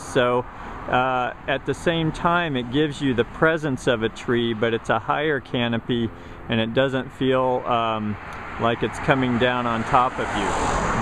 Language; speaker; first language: English; native; English